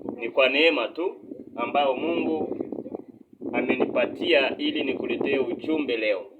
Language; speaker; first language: Swahili; non-native, local second language; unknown